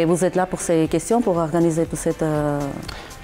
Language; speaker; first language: French; non-native, fluent; Armenian